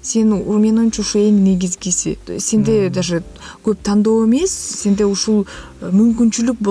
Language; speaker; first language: Kyrgyz; non-native, local second language; Russian